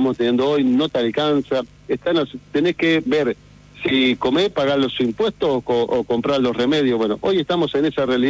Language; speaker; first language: Spanish; native; Spanish